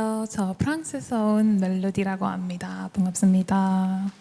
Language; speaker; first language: Korean; non-native, learner; French